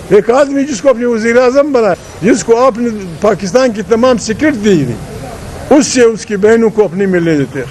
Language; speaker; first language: Urdu; non-native, local second language; Pashto